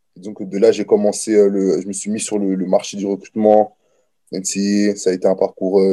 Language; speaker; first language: French; native; French